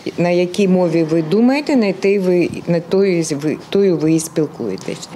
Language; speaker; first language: Ukrainian; non-native, local second language; Russian